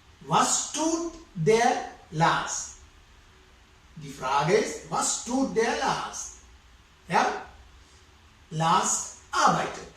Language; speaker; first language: German; non-native, fluent; Sinhala